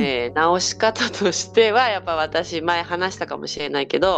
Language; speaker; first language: Japanese; native; Japanese